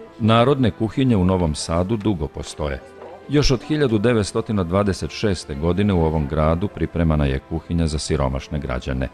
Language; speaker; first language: Serbian; native; Serbian